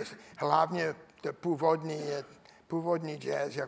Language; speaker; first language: Czech; non-native, learner; English